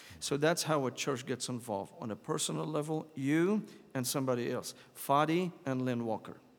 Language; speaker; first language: English; non-native, fluent; Arabic